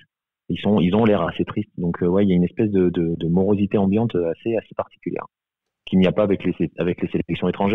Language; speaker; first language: French; native; French